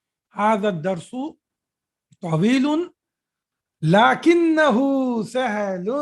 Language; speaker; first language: Arabic; non-native, fluent; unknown